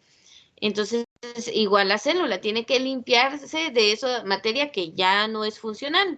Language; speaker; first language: Spanish; native; Spanish